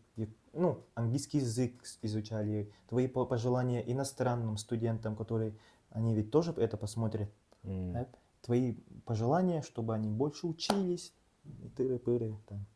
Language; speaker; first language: Russian; non-native, local second language; Yakut